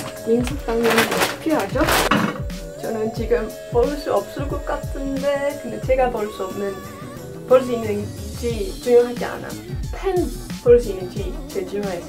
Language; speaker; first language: Korean; non-native, learner; Dutch